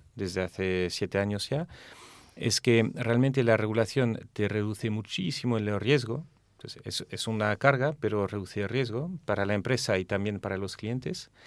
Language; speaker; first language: Spanish; non-native, fluent; French